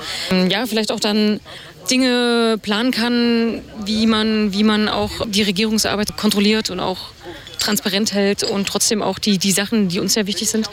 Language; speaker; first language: German; native; German